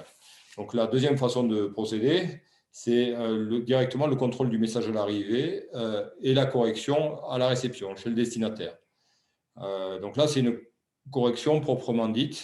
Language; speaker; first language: French; native; French